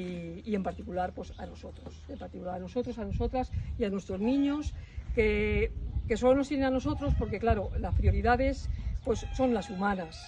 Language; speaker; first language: Spanish; native; Spanish